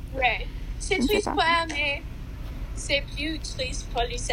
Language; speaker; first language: French; non-native, learner; English